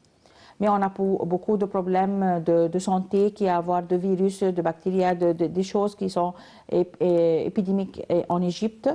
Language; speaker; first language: French; non-native, learner; Arabic